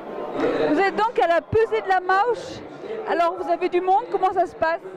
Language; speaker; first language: French; native; French